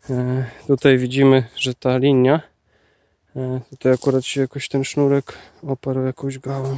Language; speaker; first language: Polish; native; Polish